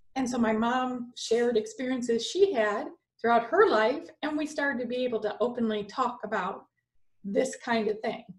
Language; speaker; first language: English; native; English